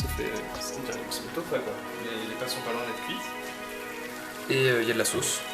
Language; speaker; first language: French; native; French